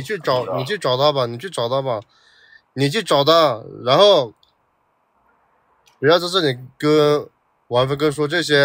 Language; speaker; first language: Chinese; native; Chinese